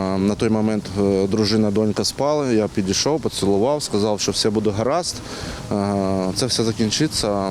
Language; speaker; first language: Ukrainian; non-native, local second language; Russian